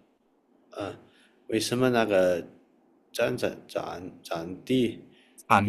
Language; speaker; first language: Chinese; non-native, learner; Indonesian